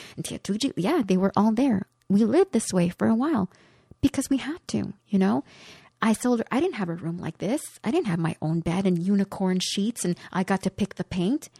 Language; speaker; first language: English; early bilingual, other home language; Spanish